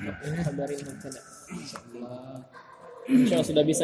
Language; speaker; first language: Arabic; non-native, fluent; Indonesian